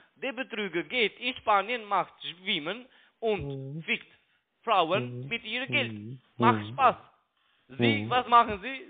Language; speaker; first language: German; non-native, learner; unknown